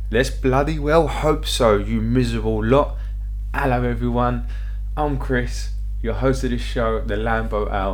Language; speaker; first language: English; native; English